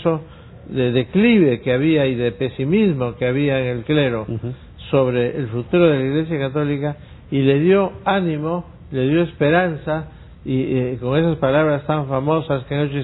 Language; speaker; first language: Spanish; native; Spanish